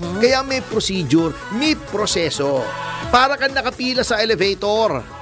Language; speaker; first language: Filipino; native; Filipino